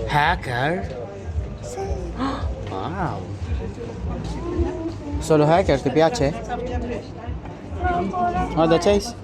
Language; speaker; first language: Italian; non-native, learner; Filipino